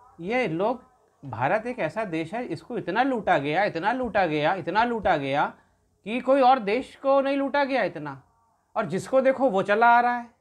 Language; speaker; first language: Hindi; native; Hindi